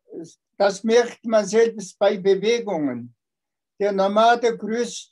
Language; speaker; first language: German; non-native, fluent; Tuvinian